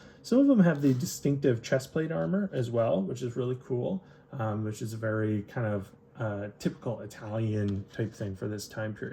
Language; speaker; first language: English; native; English